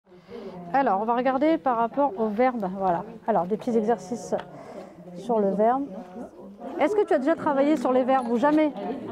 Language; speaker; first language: French; native; French